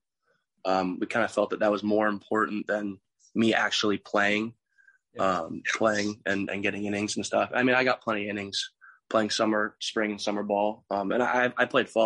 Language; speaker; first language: English; native; English